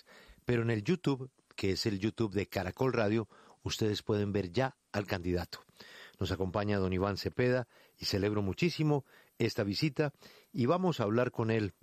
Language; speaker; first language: Spanish; native; Spanish